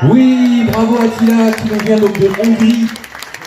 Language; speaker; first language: French; native; French